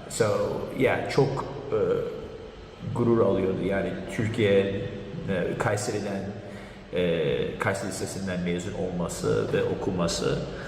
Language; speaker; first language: Turkish; early bilingual, heritage; Turkish